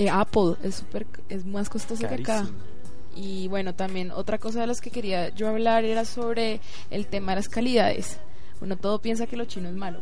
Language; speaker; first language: Spanish; native; Spanish